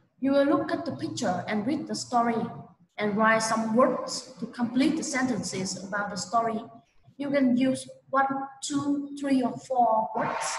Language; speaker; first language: English; non-native, fluent; Vietnamese